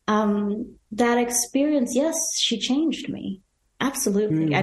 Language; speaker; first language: English; non-native, local second language; Yoruba